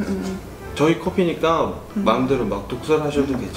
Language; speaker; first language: Korean; native; Korean